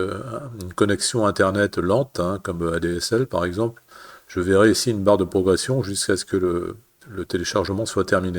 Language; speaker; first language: French; native; French